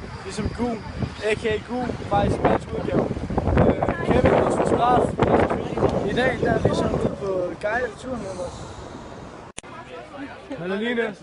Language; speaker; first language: Danish; native; Danish